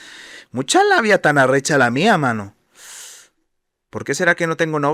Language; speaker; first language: Spanish; native; Spanish